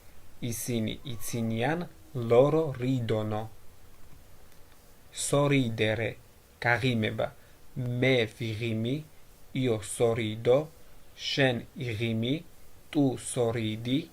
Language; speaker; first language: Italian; non-native, fluent; Georgian